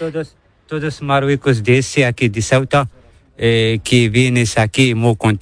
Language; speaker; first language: Spanish; non-native, learner; Arabic